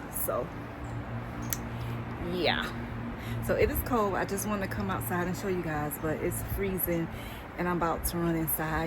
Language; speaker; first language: English; native; English